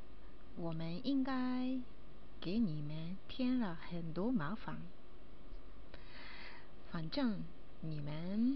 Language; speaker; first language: Chinese; non-native, learner; Japanese